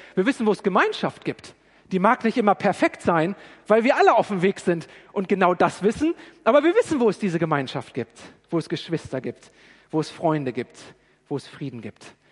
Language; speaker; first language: German; native; German